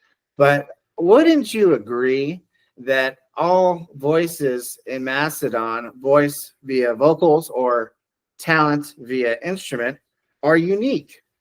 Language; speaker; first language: English; native; English